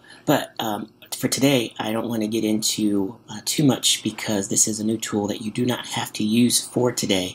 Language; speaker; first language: English; native; English